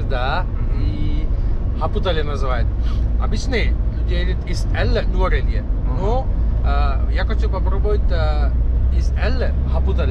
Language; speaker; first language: Russian; non-native, learner; Sinhala